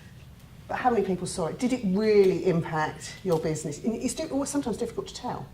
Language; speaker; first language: English; native; English